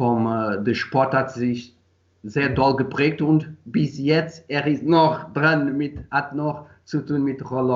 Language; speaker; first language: German; non-native, learner; Portuguese